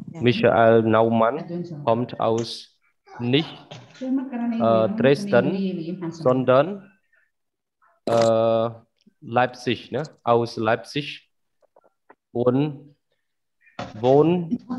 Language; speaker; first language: German; non-native, fluent; Khmer